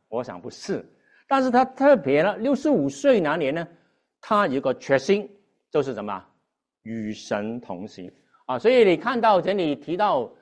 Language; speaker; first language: Chinese; non-native, local second language; Cantonese